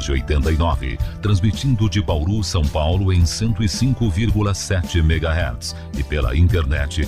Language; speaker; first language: Portuguese; native; Portuguese